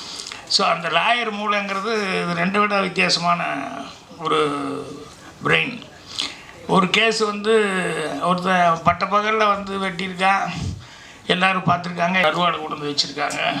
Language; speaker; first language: Tamil; native; Tamil